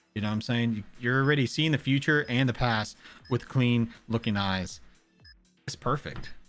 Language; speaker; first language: English; native; English